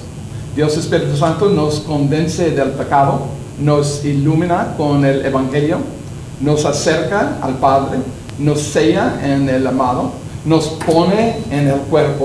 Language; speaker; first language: Spanish; non-native, learner; English